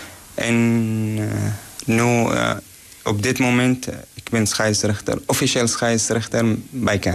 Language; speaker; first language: Dutch; non-native, learner; Arabic